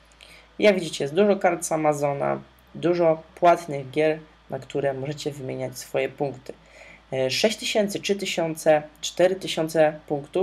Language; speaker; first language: Polish; native; Polish